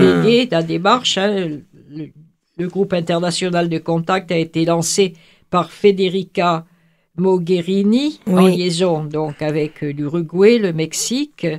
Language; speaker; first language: French; native; French